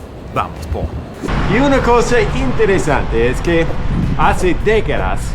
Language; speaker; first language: Spanish; non-native, fluent; English